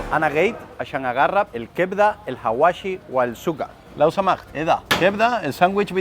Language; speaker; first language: Arabic; non-native, learner; Spanish